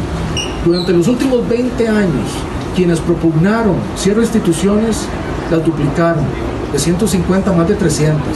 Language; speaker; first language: Spanish; native; Spanish